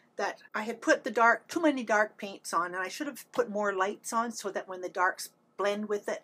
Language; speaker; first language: English; native; English